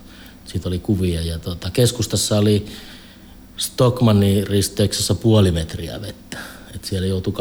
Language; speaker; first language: Finnish; native; Finnish